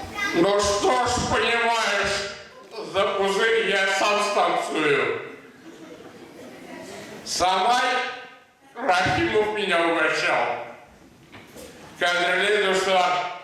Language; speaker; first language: Russian; non-native, local second language; Bashkir